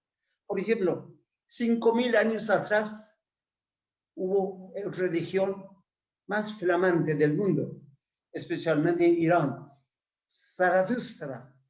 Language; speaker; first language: Spanish; non-native, learner; Persian